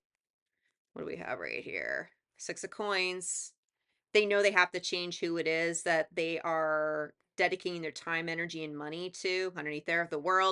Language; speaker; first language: English; native; English